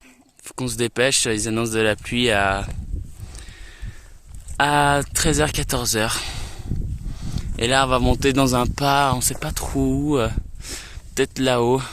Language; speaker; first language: French; native; French